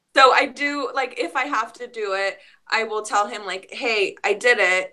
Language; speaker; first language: English; early bilingual, other home language; Spanish